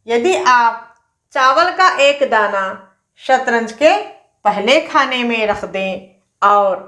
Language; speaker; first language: Hindi; non-native, local second language; Telugu